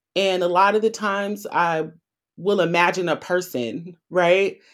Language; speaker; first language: English; native; English